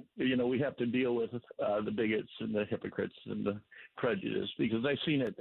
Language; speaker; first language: English; native; English